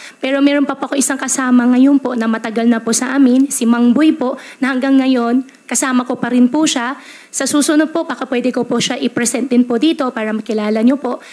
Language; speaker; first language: Filipino; native; Filipino